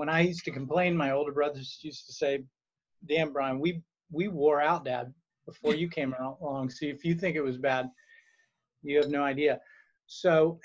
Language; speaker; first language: English; native; English